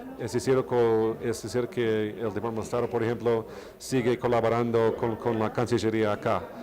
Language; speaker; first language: Spanish; non-native, fluent; English